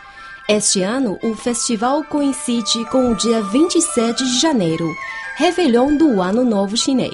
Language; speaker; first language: Portuguese; non-native, fluent; Chinese